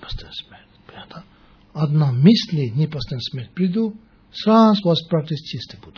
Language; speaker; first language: Russian; non-native, learner; Tibetan